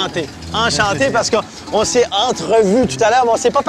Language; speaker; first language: French; native; French